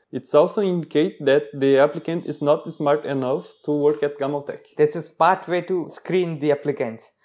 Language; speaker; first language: English; non-native, learner; Portuguese